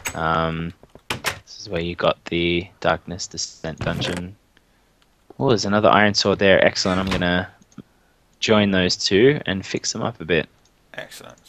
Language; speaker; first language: English; native; English